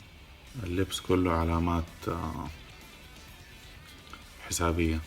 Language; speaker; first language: Arabic; native; Arabic